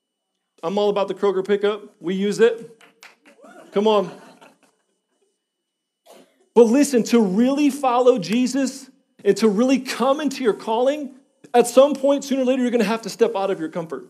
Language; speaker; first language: English; native; English